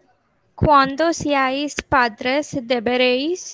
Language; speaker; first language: Spanish; non-native, learner; English